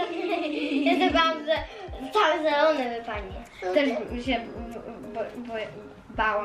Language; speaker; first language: Polish; early bilingual, heritage; Polish